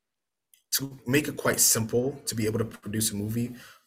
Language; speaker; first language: English; non-native, local second language; Akan